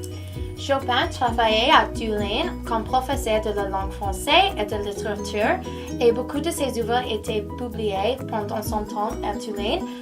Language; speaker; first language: French; non-native, fluent; English